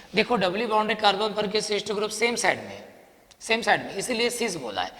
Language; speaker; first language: Hindi; non-native, local second language; Marathi